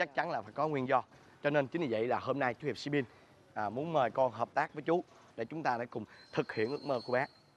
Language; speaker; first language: Vietnamese; native; Vietnamese